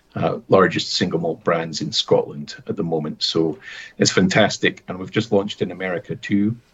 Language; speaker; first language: English; native; English